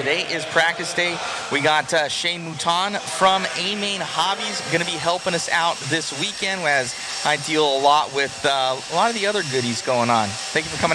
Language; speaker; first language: English; native; English